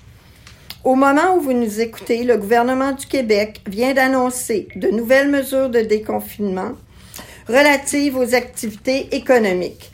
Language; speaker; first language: French; native; French